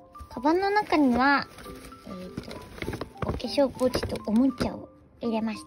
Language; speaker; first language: Japanese; native; Japanese